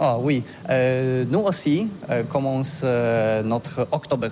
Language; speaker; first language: French; non-native, learner; Polish